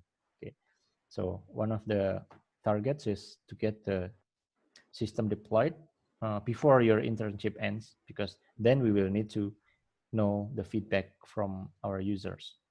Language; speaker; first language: English; non-native, fluent; Indonesian